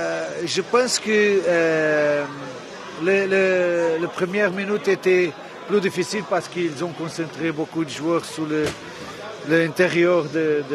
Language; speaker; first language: French; non-native, fluent; Portuguese